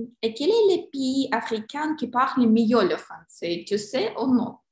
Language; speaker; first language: French; non-native, learner; Ukrainian